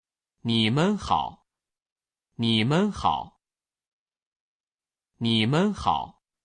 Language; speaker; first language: Chinese; non-native, learner; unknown